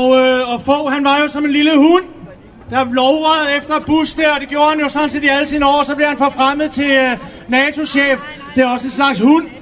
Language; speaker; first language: Danish; native; Danish